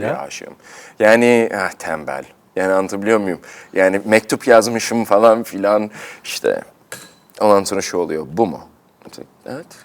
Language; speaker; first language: Turkish; early bilingual, heritage; Turkish